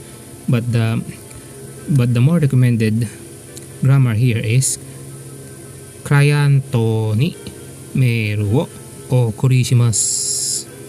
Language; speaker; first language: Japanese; non-native, fluent; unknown